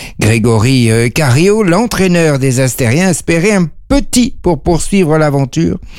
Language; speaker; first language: French; native; French